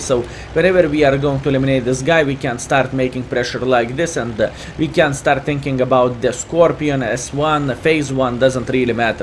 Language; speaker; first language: English; non-native, fluent; Lithuanian